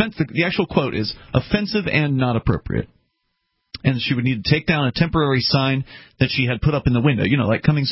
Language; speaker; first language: English; native; English